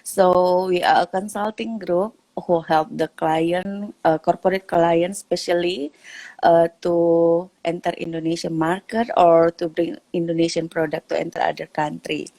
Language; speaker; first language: English; non-native, local second language; Indonesian